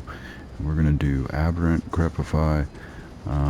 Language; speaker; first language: English; native; English